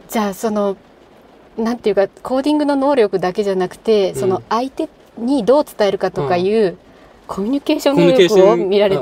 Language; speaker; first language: Japanese; native; Japanese